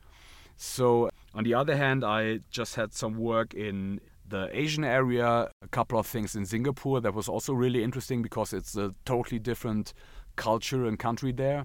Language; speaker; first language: English; non-native, fluent; German